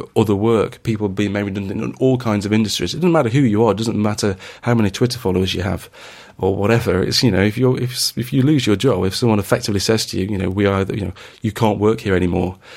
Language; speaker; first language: English; native; English